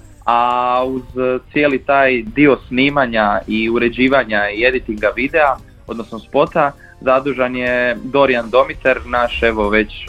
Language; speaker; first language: Croatian; native; Croatian